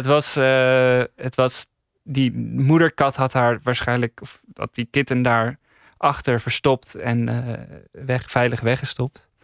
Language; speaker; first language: Dutch; native; Dutch